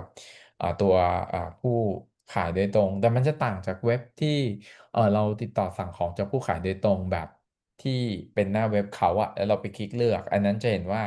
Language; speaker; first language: Thai; native; Thai